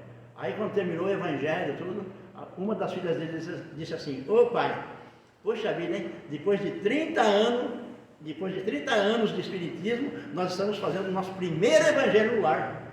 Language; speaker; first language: Portuguese; native; Portuguese